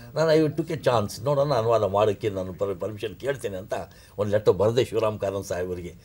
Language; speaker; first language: Kannada; non-native, local second language; Urdu